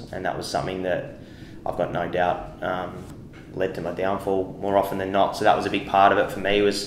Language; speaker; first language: English; native; English